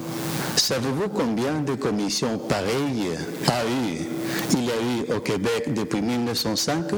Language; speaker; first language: French; non-native, fluent; Spanish